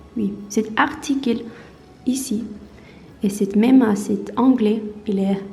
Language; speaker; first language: French; non-native, learner; Norwegian